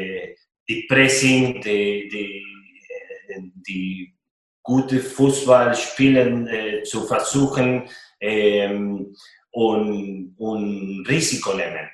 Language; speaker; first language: German; non-native, fluent; Spanish